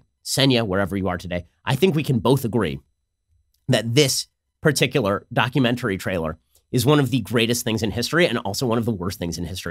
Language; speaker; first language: English; native; English